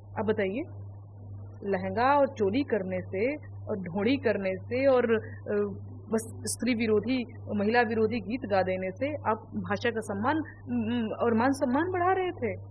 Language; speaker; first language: Hindi; non-native, local second language; Bhojpuri